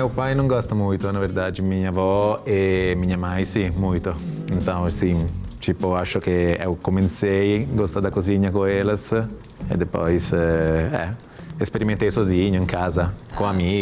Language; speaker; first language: Portuguese; non-native, fluent; Italian